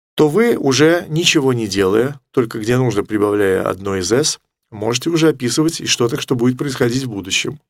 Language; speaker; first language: Russian; native; Russian